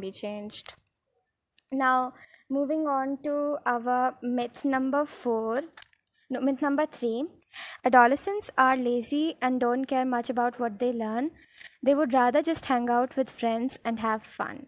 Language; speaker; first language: English; non-native, local second language; Hindi